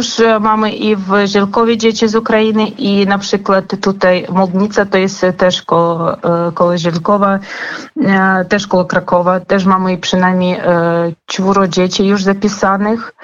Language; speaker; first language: Polish; non-native, fluent; Ukrainian